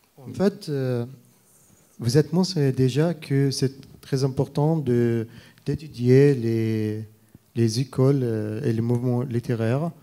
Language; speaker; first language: French; non-native, fluent; Arabic